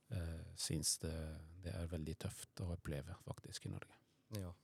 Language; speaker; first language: Norwegian; non-native, fluent; Arabic